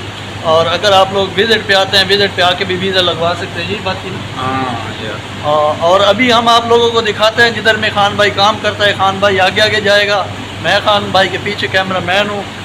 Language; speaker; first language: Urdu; non-native, local second language; Punjabi